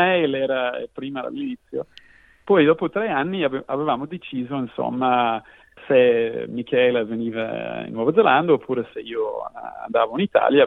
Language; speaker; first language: Italian; non-native, fluent; English